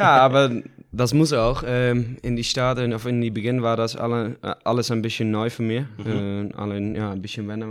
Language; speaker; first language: German; non-native, learner; Dutch